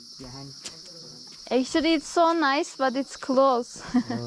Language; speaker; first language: English; non-native, learner; Turkish